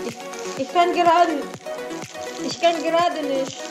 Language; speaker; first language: German; non-native, learner; Filipino